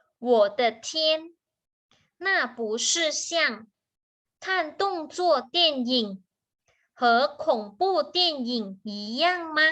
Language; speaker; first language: Chinese; non-native, fluent; Thai